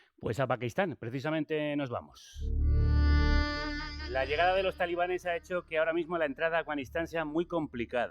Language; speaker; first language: Spanish; native; Spanish